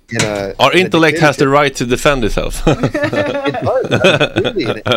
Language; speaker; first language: English; non-native, fluent; Swedish